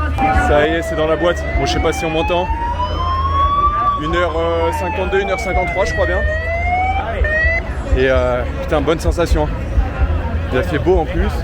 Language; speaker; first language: French; native; French